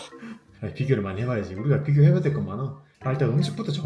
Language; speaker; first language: Korean; native; Korean